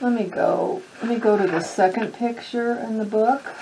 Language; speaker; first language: English; native; English